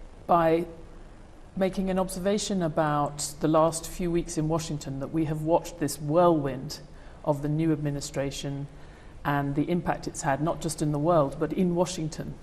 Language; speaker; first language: English; native; English